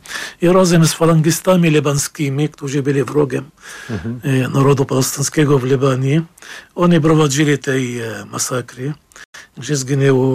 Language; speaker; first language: Polish; non-native, fluent; Arabic